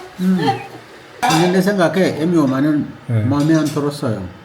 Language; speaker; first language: Korean; non-native, learner; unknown